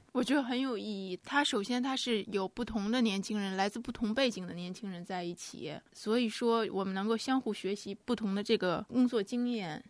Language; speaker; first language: Chinese; native; Chinese